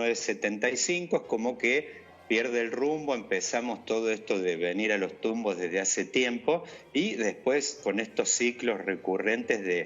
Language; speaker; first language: Spanish; native; Spanish